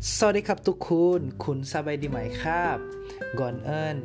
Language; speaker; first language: Thai; non-native, learner; Indonesian